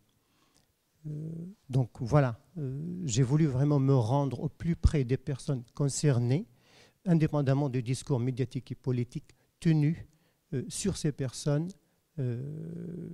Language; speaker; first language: French; non-native, fluent; Arabic